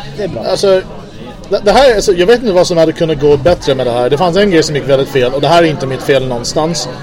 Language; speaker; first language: Swedish; native; Swedish